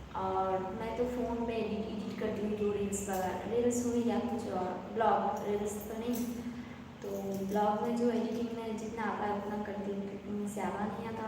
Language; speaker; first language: Hindi; non-native, local second language; Bangla